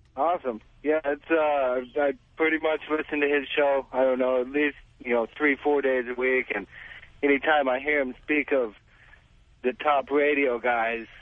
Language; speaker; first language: English; native; English